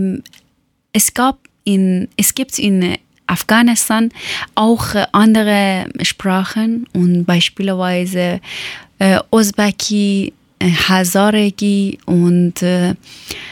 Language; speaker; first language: German; non-native, learner; Persian